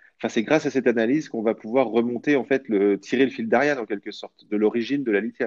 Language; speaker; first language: French; native; French